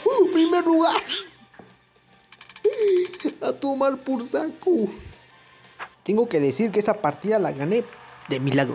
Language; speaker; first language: Spanish; native; Spanish